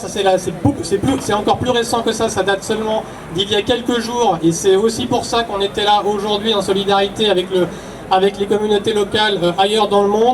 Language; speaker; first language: French; native; French